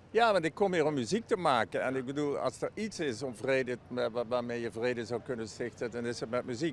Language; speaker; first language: Dutch; native; Dutch